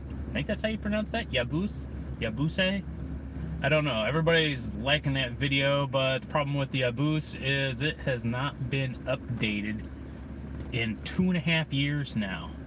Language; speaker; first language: English; native; English